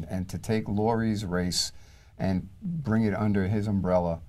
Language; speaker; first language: English; native; English